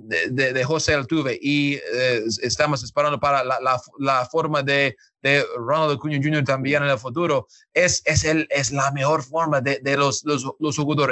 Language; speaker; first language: Spanish; non-native, learner; English